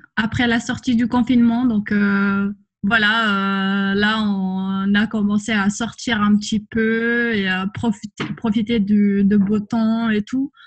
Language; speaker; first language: French; non-native, fluent; Indonesian